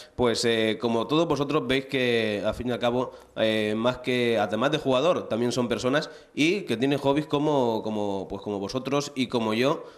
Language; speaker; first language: Spanish; native; Spanish